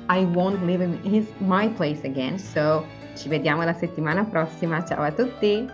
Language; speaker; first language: Italian; native; Italian